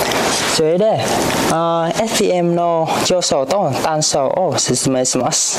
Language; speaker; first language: Japanese; non-native, learner; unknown